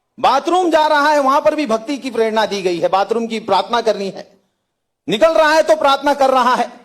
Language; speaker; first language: Hindi; native; Hindi